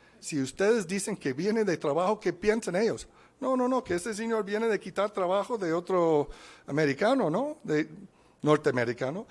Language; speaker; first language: Spanish; non-native, fluent; English